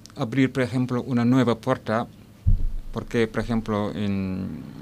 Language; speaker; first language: Spanish; non-native, learner; Wolof